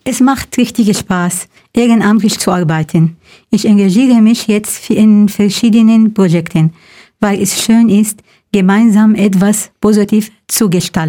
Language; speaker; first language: German; non-native, fluent; Arabic